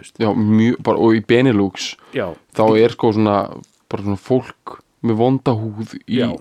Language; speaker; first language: Icelandic; early bilingual, heritage; Icelandic